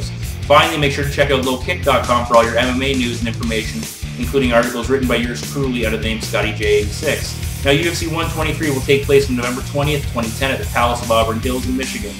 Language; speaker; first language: English; native; English